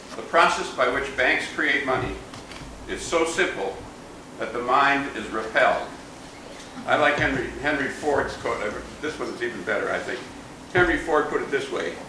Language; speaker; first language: English; native; English